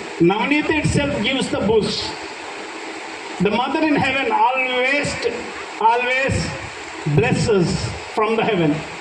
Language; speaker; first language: English; non-native, local second language; Telugu